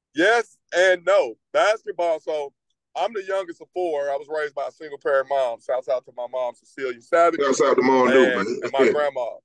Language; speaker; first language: English; native; English